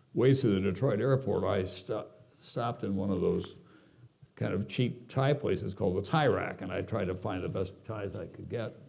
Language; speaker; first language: English; native; English